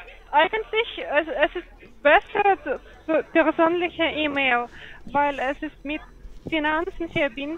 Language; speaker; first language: German; non-native, learner; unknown